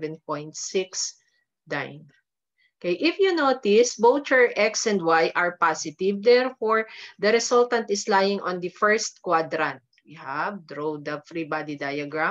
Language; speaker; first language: English; non-native, local second language; Filipino